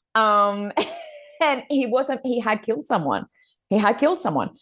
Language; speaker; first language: English; native; English